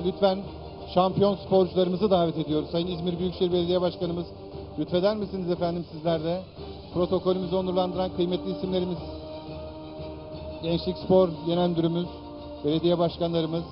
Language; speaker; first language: Turkish; native; Turkish